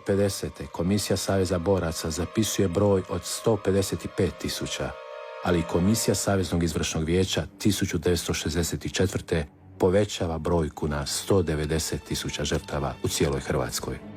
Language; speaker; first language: Croatian; native; Croatian